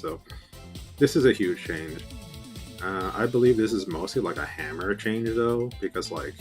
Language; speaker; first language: English; native; English